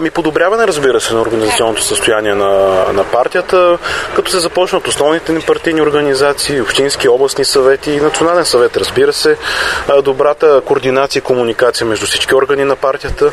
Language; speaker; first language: Bulgarian; native; Bulgarian